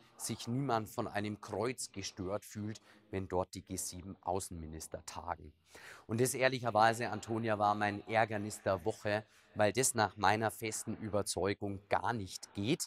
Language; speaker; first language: German; native; German